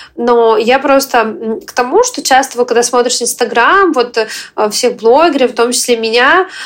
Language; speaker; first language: Russian; non-native, fluent; Ukrainian